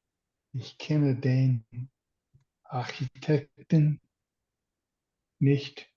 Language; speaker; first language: German; non-native, learner; English